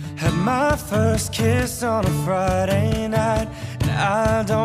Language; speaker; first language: Spanish; native; Spanish